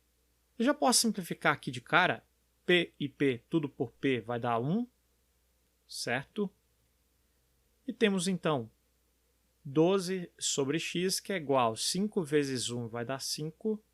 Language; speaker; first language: Portuguese; native; Portuguese